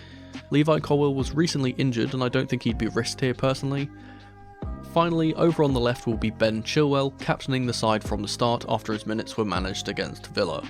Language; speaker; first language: English; native; English